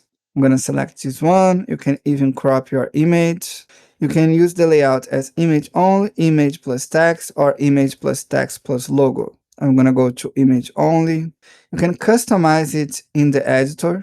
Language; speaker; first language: English; non-native, fluent; Portuguese